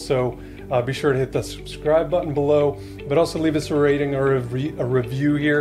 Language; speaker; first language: English; native; English